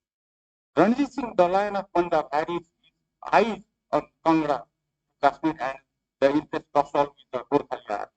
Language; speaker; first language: English; non-native, fluent; Nepali